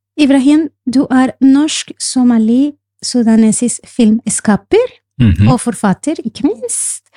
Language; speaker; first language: Swedish; non-native, fluent; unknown